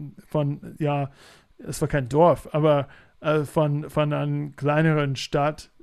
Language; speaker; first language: German; non-native, fluent; English